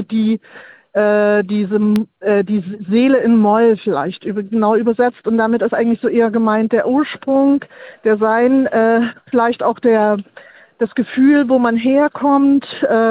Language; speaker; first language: German; native; German